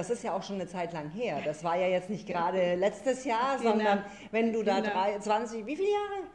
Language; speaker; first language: German; native; German